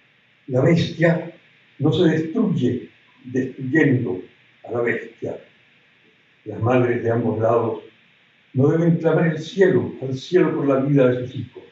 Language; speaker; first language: Spanish; native; Spanish